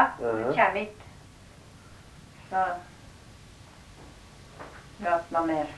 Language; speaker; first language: Norwegian; early bilingual, heritage; Norwegian